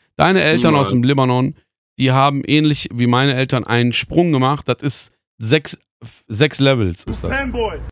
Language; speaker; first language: German; early bilingual, other home language; Persian